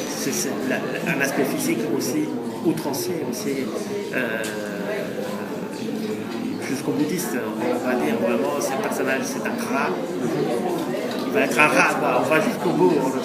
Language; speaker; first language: French; non-native, fluent; Spanish